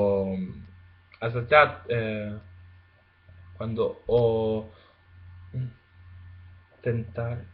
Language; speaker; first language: Italian; non-native, learner; Spanish